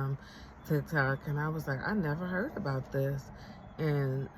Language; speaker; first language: English; native; English